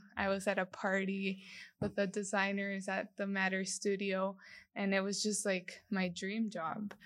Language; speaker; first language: English; non-native, fluent; Spanish